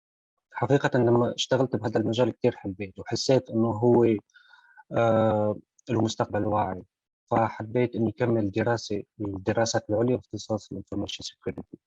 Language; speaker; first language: Arabic; native; Arabic